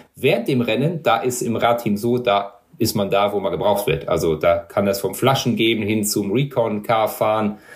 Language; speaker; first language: German; non-native, local second language; Luxembourgish